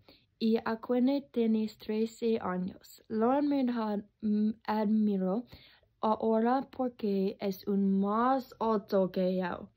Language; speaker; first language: Spanish; non-native, learner; English